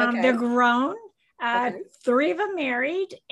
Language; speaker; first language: English; native; English